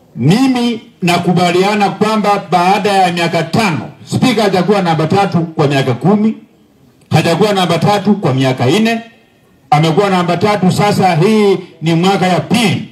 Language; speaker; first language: Swahili; non-native, local second language; Luyia